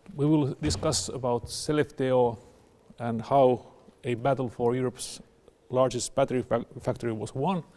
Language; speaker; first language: English; non-native, fluent; Finnish